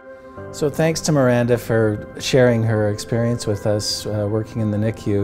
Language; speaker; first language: English; native; English